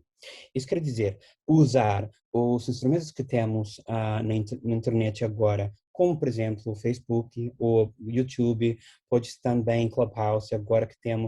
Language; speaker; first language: Portuguese; non-native, fluent; English